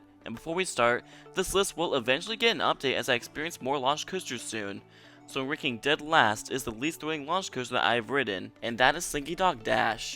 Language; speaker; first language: English; native; English